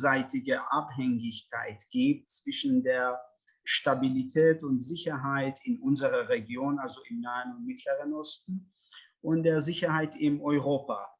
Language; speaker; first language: German; non-native, fluent; Persian